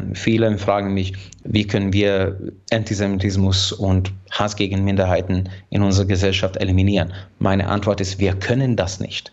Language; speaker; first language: German; non-native, fluent; Hungarian